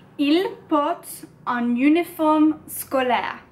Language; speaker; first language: French; non-native, learner; English